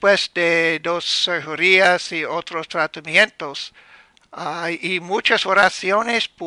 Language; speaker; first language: Spanish; non-native, learner; English